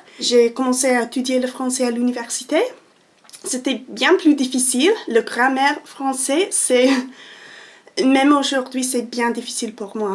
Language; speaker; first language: French; non-native, fluent; English